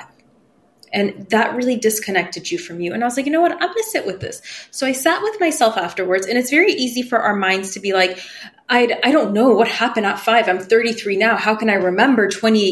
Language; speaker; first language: English; early bilingual, other home language; Persian